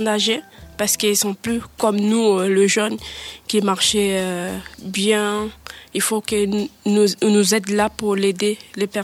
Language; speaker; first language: French; non-native, learner; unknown